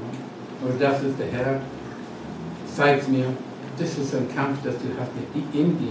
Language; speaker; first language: German; non-native, learner; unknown